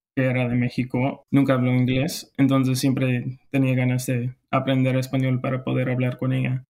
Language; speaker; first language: Spanish; non-native, fluent; English